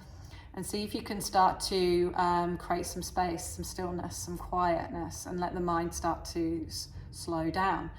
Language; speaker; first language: English; native; English